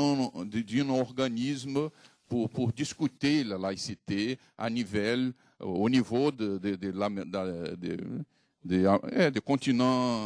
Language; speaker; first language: French; non-native, fluent; Portuguese